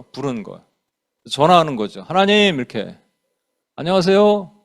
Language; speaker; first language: Korean; native; Korean